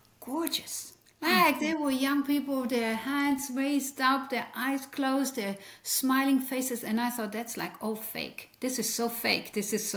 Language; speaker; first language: English; non-native, fluent; French